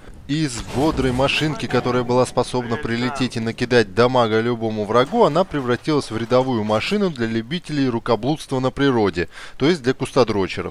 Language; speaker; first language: Russian; native; Russian